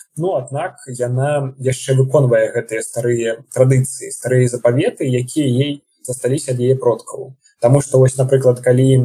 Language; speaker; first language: Belarusian; non-native, local second language; Russian